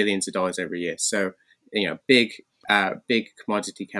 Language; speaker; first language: English; native; English